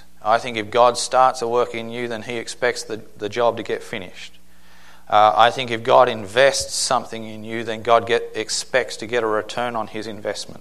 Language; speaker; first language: English; native; English